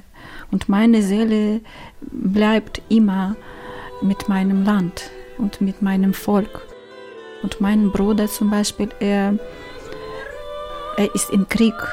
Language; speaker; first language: German; non-native, learner; Ukrainian